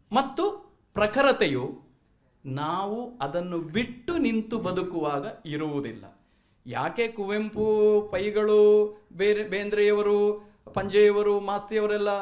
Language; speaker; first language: Kannada; non-native, local second language; Malayalam